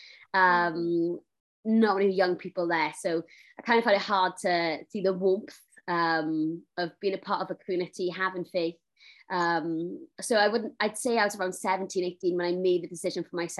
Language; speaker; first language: English; native; English